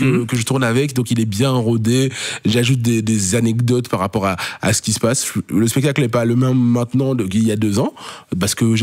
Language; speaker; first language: French; native; French